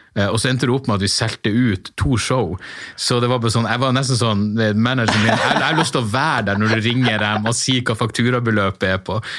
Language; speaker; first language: Norwegian; native; Norwegian